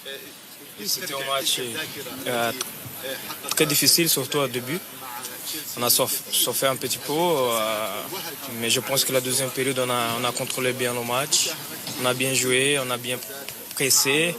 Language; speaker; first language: French; non-native, fluent; Portuguese